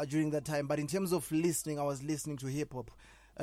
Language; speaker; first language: English; non-native, local second language; Shona